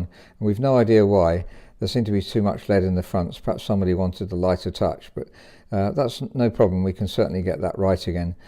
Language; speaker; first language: English; native; English